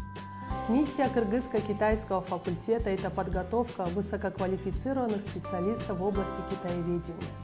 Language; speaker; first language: Russian; non-native, local second language; Kyrgyz